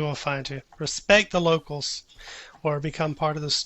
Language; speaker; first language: English; native; English